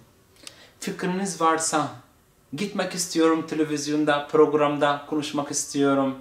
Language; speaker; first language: Turkish; non-native, fluent; Arabic